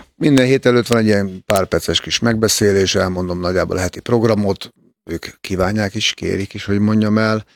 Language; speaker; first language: Hungarian; native; Hungarian